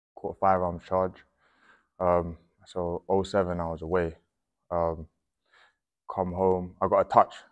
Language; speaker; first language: English; native; English